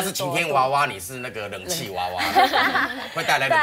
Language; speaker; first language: Chinese; native; Chinese